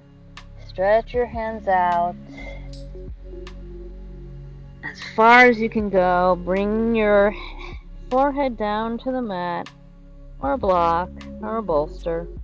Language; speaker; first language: English; native; English